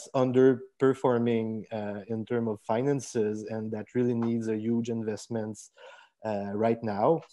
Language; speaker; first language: English; non-native, fluent; French